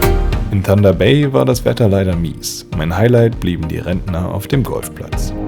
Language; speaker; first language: German; native; German